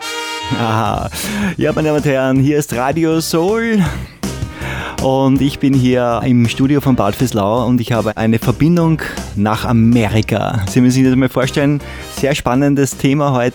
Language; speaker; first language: German; native; German